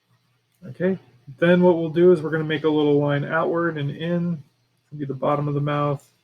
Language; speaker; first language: English; native; English